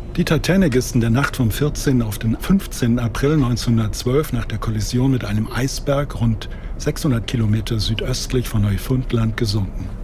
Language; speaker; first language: German; native; German